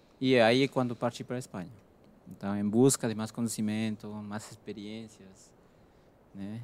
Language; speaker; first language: Portuguese; non-native, fluent; Spanish